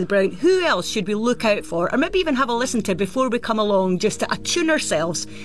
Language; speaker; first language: English; native; English